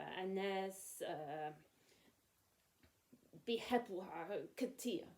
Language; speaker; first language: Arabic; non-native, learner; English